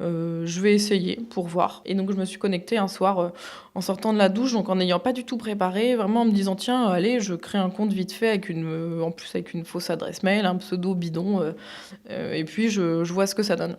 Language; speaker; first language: French; native; French